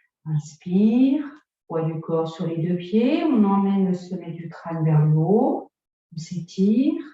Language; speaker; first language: French; native; French